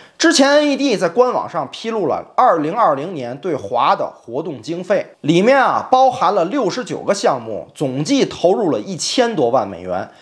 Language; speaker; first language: Chinese; native; Chinese